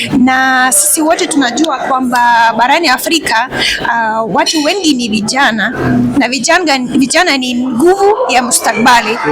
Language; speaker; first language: Swahili; non-native, fluent; Russian